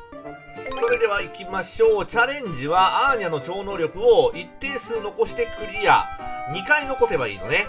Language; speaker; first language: Japanese; native; Japanese